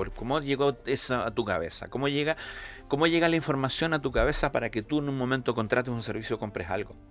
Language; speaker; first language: Spanish; native; Spanish